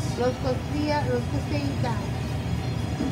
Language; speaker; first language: Spanish; non-native, learner; English